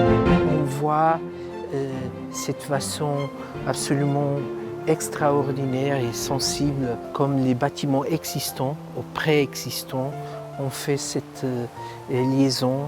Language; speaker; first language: French; non-native, fluent; Portuguese